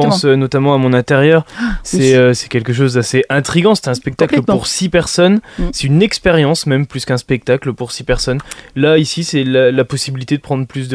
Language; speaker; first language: French; native; French